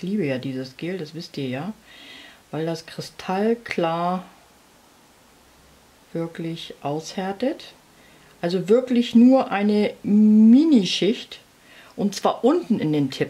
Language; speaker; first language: German; native; German